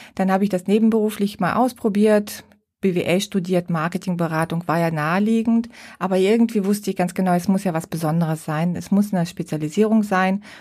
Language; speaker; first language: German; non-native, fluent; Bulgarian